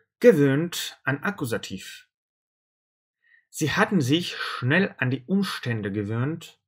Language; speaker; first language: German; non-native, fluent; Russian